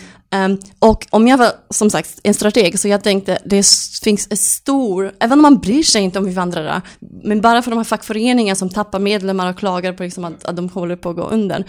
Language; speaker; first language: Swedish; non-native, fluent; Polish